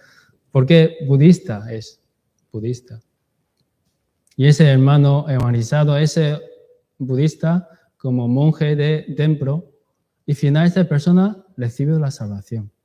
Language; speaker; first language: Spanish; non-native, learner; Chinese